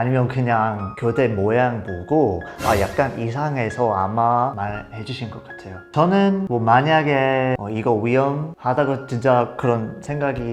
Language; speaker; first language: Korean; non-native, fluent; English